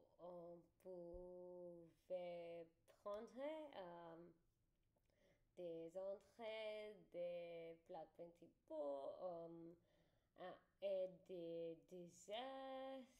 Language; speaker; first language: French; non-native, learner; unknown